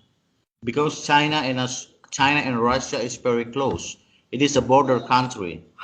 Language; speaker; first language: English; non-native, learner; Indonesian